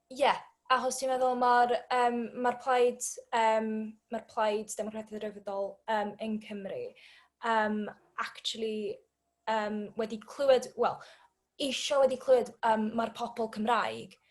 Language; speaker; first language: Welsh; non-native, learner; English